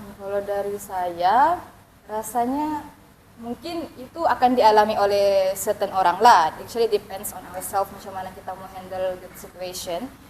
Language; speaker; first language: Malay; native; Malay